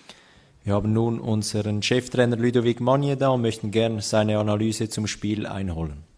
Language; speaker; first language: German; native; German